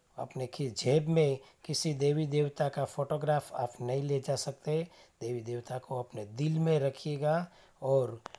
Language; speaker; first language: Hindi; non-native, local second language; Gujarati